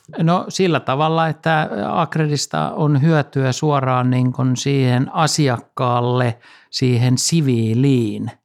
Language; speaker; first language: Finnish; native; Finnish